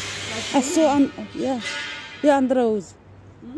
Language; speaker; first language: German; non-native, learner; Bangla